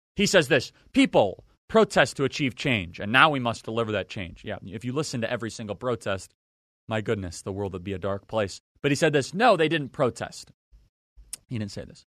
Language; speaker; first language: English; native; English